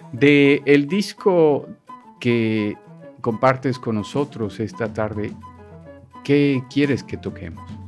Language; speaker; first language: Spanish; native; Spanish